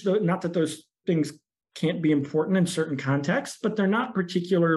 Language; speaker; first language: English; native; English